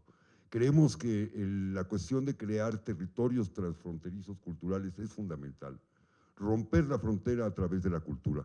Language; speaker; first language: Spanish; native; Spanish